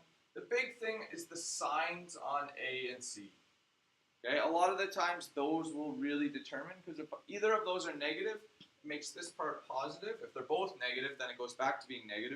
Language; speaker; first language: English; native; English